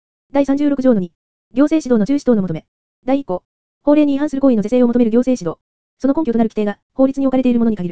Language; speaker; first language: Japanese; native; Japanese